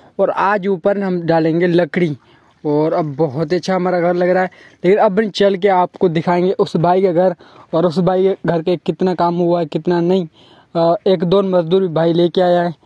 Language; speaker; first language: Urdu; non-native, local second language; Sindhi